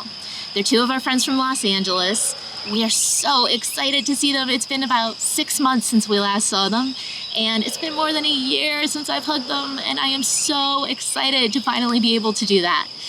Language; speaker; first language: English; native; English